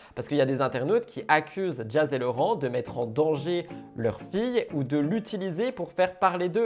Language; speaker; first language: French; native; French